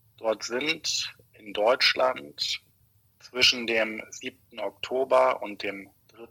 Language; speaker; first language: German; native; German